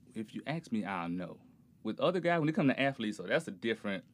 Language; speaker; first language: English; native; English